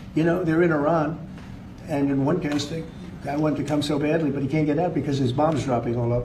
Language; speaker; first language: English; native; English